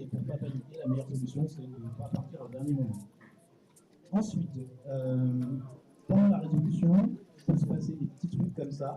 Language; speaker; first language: French; native; French